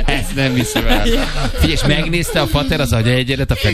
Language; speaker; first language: Hungarian; native; Hungarian